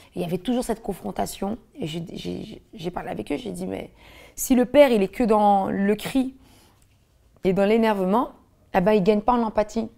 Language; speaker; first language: French; native; French